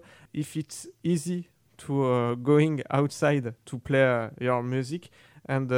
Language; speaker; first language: English; non-native, learner; French